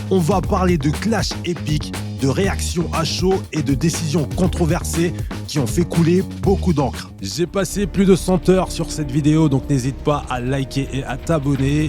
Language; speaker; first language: French; native; French